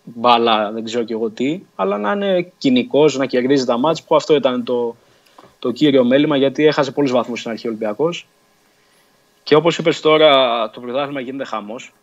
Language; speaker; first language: Greek; early bilingual, other home language; Portuguese